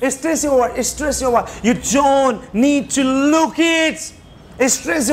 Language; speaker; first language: English; non-native, fluent; Hindi